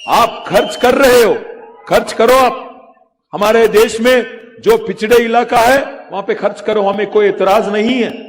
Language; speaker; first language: Hindi; non-native, local second language; Telugu